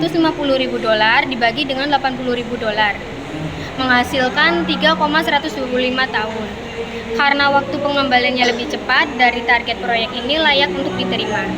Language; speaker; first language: Indonesian; native; Indonesian